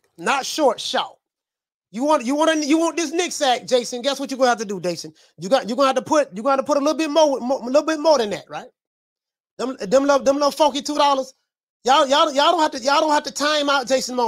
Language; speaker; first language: English; native; English